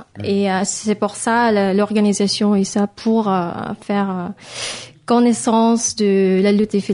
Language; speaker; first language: French; non-native, fluent; Filipino